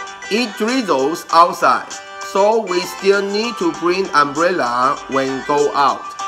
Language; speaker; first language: English; non-native, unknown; Hakka Chinese